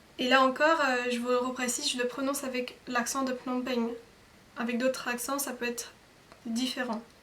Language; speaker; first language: French; native; French